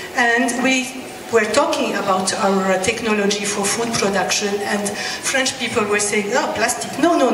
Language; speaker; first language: English; non-native, fluent; French